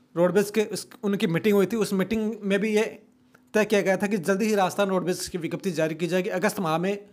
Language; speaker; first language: Hindi; native; Hindi